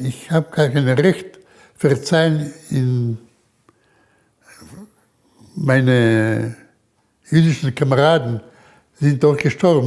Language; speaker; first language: German; early bilingual, heritage; German